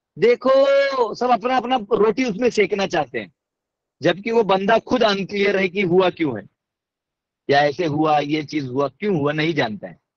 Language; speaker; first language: Hindi; non-native, local second language; Marathi